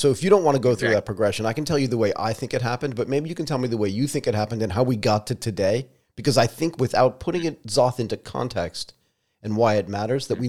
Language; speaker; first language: English; native; English